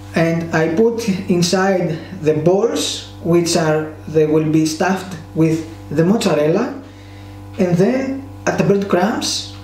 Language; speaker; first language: English; non-native, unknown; Greek